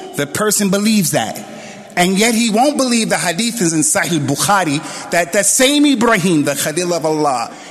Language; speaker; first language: English; native; English